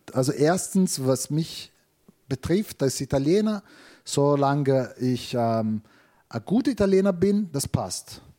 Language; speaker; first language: German; non-native, fluent; Italian